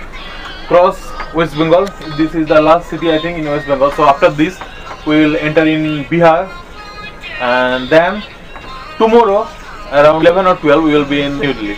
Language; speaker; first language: English; non-native, learner; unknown